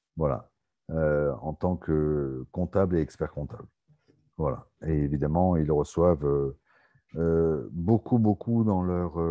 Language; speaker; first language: French; native; French